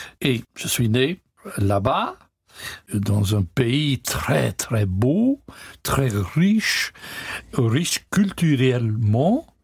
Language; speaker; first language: French; non-native, learner; English